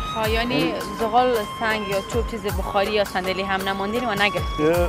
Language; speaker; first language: Persian; native; Persian